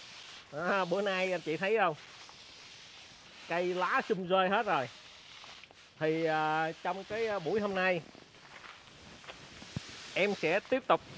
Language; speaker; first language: Vietnamese; native; Vietnamese